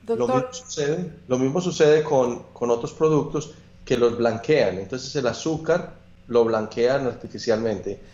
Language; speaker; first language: Spanish; native; Spanish